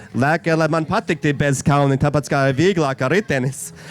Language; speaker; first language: Latvian; non-native, learner; English